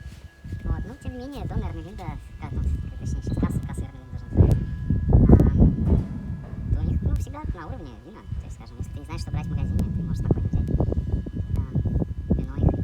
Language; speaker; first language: Russian; native; Russian